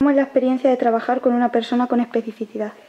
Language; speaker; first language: Spanish; native; Spanish